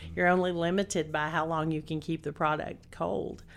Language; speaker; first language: English; native; English